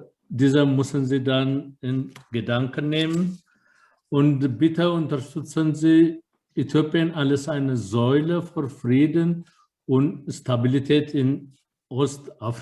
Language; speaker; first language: German; non-native, learner; Amharic